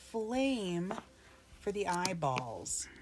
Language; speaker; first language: English; native; English